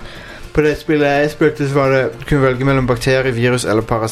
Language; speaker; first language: Norwegian; native; Norwegian